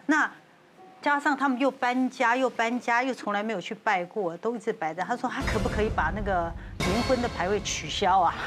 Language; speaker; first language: Chinese; native; Chinese